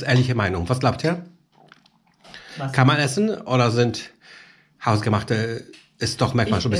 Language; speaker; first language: German; non-native, fluent; Polish